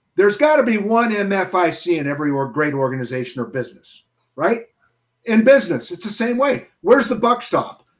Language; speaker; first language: English; native; English